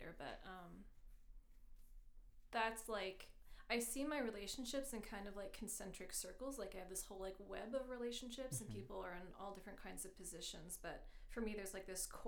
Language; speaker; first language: English; native; English